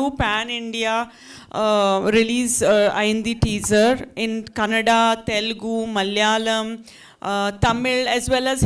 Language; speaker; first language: Telugu; non-native, fluent; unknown